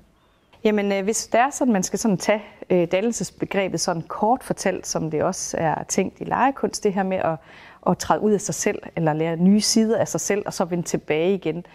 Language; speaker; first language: Danish; native; Danish